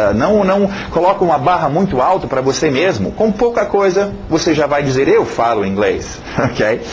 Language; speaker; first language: Portuguese; non-native, fluent; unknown